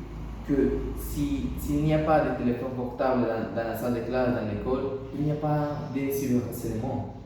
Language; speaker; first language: French; non-native, learner; Spanish